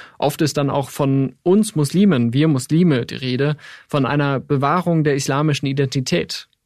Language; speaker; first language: German; native; German